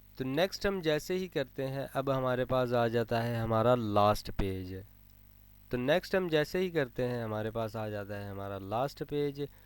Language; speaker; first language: Urdu; native; Urdu